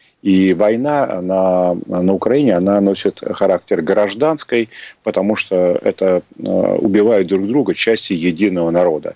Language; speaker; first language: Russian; native; Russian